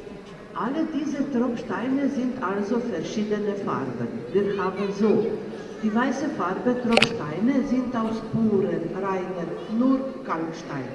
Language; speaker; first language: German; non-native, fluent; Slovenian